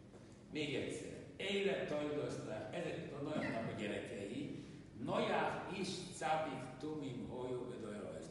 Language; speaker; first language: Hungarian; non-native, local second language; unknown